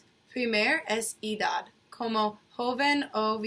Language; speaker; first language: Spanish; non-native, learner; English